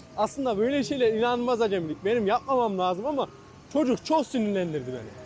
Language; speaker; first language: Turkish; native; Turkish